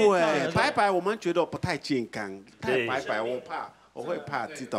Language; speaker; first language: Chinese; non-native, learner; French